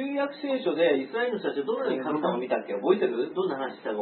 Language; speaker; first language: Japanese; native; Japanese